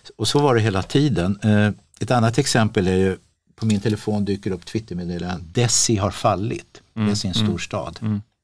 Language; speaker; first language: Swedish; native; Swedish